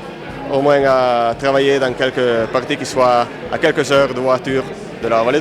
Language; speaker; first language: French; non-native, local second language; Italian